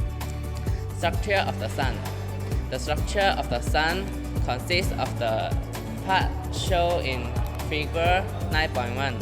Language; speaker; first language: English; non-native, local second language; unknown